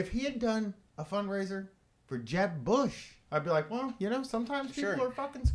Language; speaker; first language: English; native; English